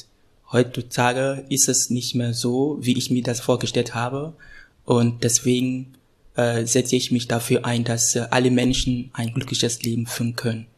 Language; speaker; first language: German; non-native, fluent; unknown